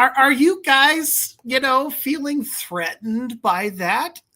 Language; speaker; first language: English; native; English